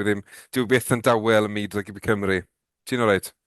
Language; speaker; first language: Welsh; native; Welsh